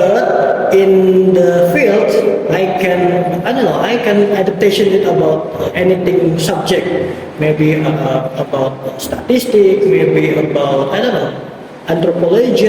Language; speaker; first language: English; non-native, learner; Indonesian